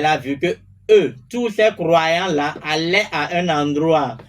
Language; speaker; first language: French; non-native, local second language; Ewe